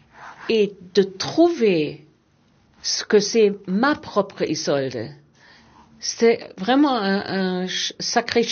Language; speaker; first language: French; non-native, fluent; German